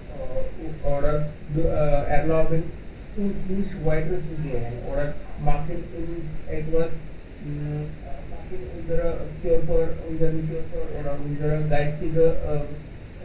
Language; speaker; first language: German; non-native, learner; Hindi